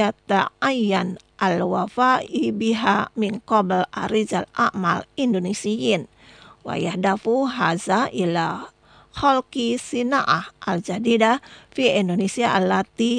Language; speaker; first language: Arabic; non-native, fluent; Indonesian